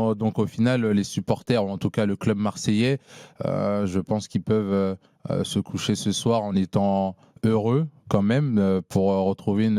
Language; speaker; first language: French; native; French